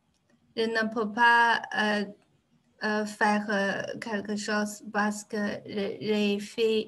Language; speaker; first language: French; non-native, learner; Chinese